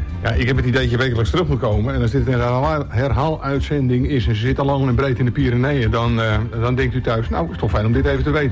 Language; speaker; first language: Dutch; native; Dutch